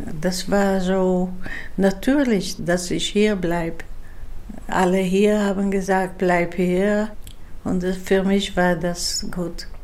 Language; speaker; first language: German; non-native, fluent; Dutch